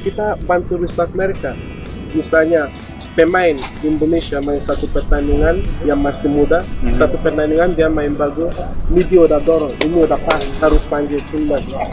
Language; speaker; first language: Indonesian; non-native, fluent; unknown